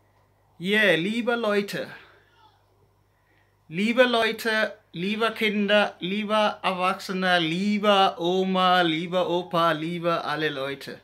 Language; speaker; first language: German; non-native, learner; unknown